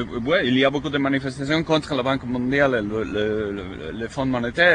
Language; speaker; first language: French; non-native, fluent; Spanish